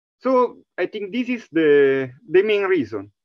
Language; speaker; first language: English; non-native, fluent; Italian